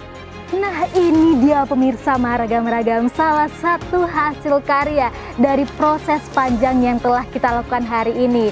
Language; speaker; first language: Indonesian; native; Indonesian